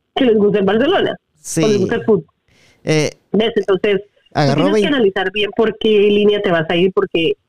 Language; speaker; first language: Spanish; native; Spanish